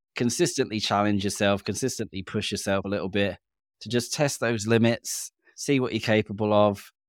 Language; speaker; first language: English; native; English